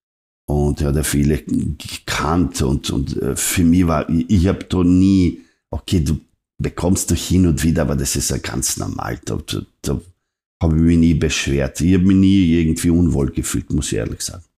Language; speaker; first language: German; non-native, fluent; Serbian